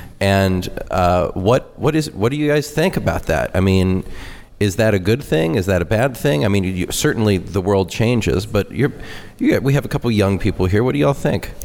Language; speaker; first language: English; native; English